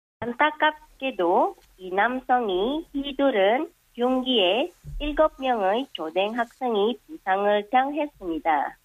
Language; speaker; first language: Korean; non-native, fluent; Indonesian